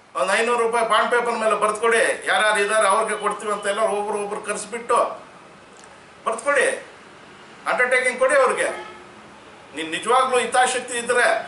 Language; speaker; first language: Kannada; non-native, local second language; Urdu